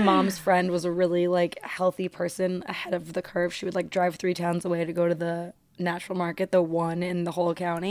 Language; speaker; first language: English; native; English